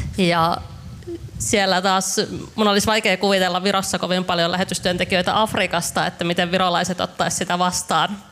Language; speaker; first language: Finnish; native; Finnish